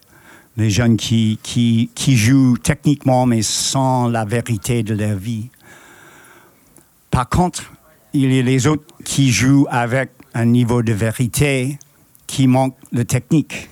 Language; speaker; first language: French; non-native, fluent; English